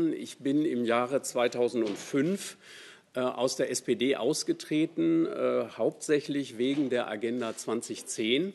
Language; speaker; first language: German; native; German